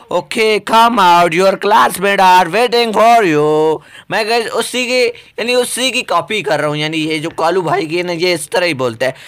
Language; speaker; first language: Hindi; native; Hindi